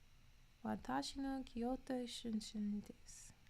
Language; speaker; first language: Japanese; non-native, learner; English